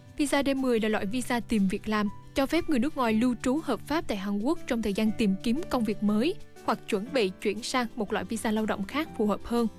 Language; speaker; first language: Vietnamese; native; Vietnamese